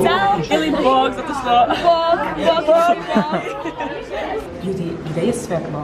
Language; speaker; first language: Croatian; non-native, learner; English